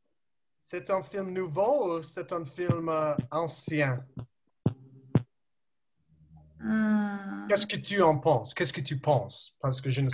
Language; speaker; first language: French; non-native, learner; English